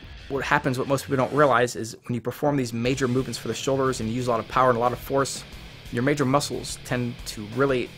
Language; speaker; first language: English; native; English